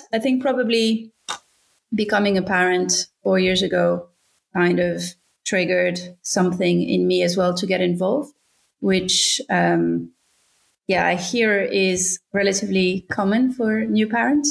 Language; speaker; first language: English; non-native, fluent; French